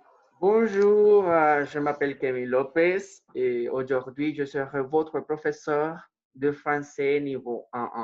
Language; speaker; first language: French; non-native, fluent; Spanish